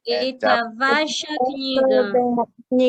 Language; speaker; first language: Russian; non-native, learner; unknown